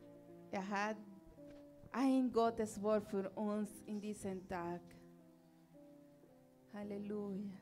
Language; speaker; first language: German; non-native, learner; Spanish